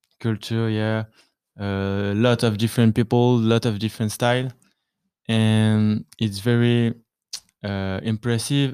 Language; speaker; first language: English; non-native, learner; French